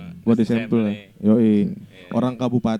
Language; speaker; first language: Indonesian; native; Indonesian